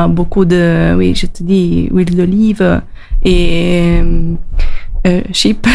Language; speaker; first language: French; non-native, learner; Italian